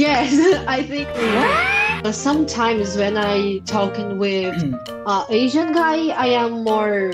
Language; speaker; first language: English; non-native, learner; Portuguese